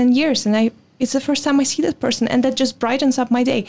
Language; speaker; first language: English; non-native, fluent; Russian